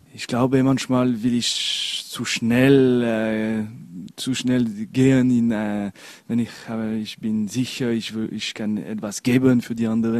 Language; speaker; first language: German; non-native, local second language; French